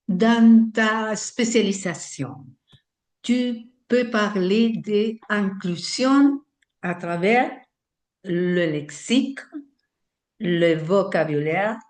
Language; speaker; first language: French; non-native, fluent; Spanish